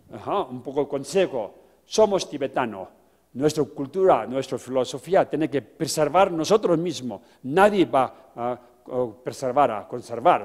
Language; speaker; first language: Spanish; non-native, fluent; Tibetan